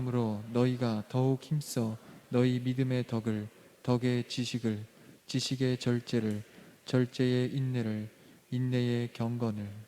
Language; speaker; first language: Korean; native; Korean